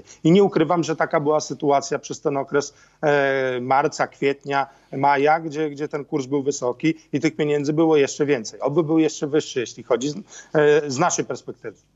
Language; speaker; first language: Polish; native; Polish